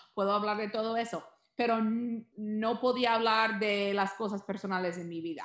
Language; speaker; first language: Spanish; early bilingual, heritage; Spanish